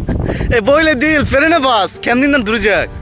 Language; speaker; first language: Turkish; non-native, learner; Bangla